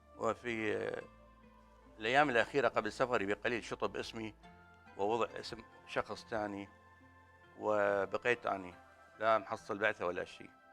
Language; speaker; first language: Arabic; native; Arabic